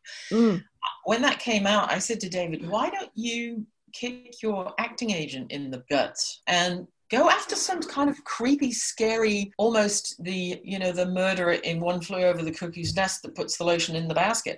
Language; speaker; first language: English; native; English